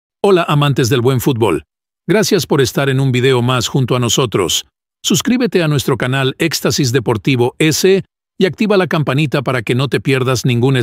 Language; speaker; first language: Spanish; native; Spanish